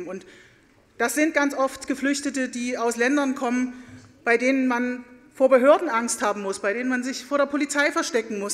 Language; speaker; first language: German; native; German